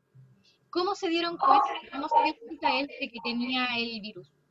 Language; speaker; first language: Spanish; native; Spanish